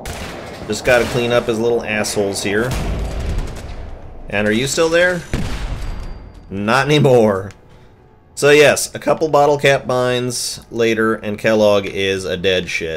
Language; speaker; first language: English; native; English